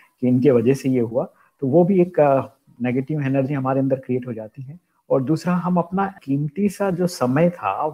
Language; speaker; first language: Hindi; native; Hindi